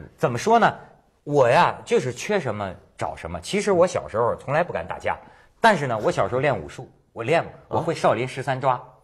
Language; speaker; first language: Chinese; native; Chinese